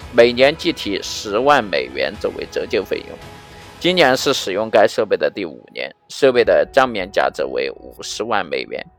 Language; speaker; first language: Chinese; native; Chinese